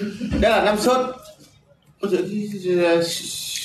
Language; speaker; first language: Vietnamese; non-native, fluent; Portuguese